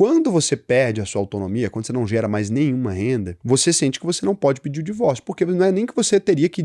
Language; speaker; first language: Portuguese; native; Portuguese